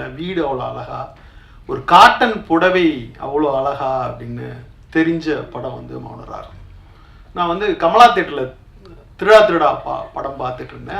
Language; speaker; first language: Tamil; native; Tamil